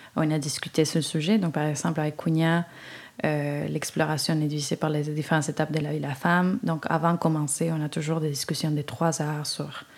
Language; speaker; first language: French; non-native, fluent; Spanish